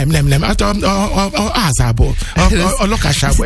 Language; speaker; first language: Hungarian; non-native, fluent; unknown